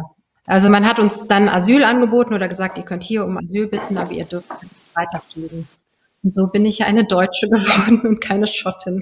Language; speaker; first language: German; early bilingual, other home language; Persian